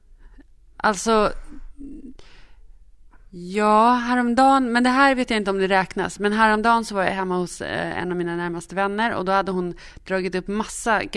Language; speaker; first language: Swedish; native; Swedish